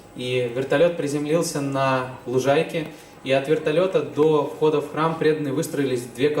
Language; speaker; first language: Russian; native; Russian